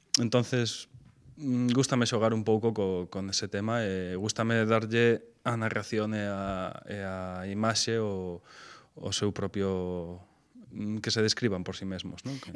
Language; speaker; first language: Galician; non-native, local second language; Spanish